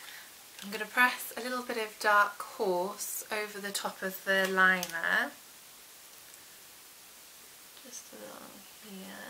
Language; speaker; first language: English; native; English